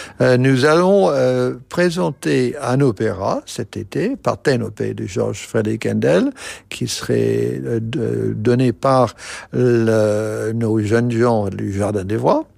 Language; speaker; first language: French; non-native, fluent; English